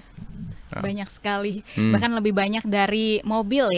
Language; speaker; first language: Indonesian; native; Indonesian